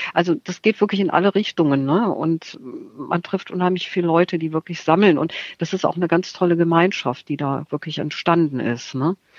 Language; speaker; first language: German; native; German